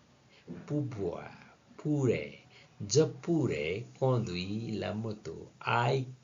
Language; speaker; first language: French; non-native, learner; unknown